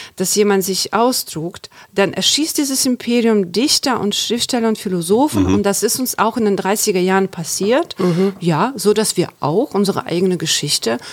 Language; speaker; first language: German; non-native, fluent; Ukrainian